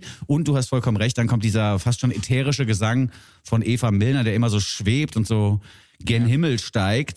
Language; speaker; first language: German; native; German